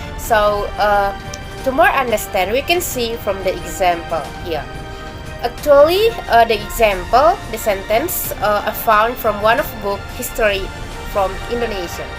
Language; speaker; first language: English; non-native, learner; Indonesian